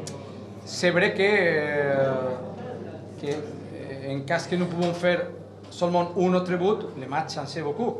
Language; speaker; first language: French; non-native, learner; Catalan